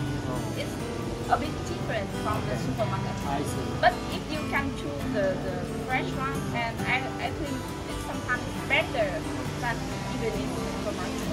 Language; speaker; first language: English; non-native, fluent; Vietnamese